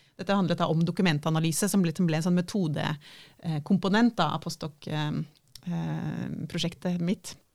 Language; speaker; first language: Norwegian; native; Norwegian